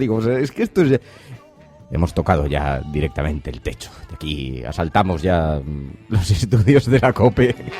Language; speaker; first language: Spanish; native; Spanish